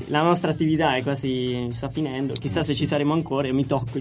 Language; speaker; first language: Italian; native; Italian